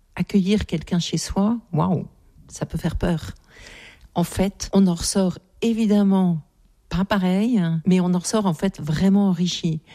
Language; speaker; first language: French; native; French